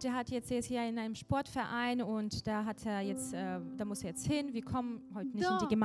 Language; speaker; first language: German; non-native, fluent; Russian